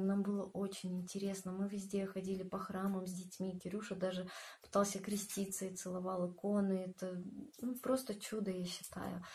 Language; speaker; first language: Russian; native; Russian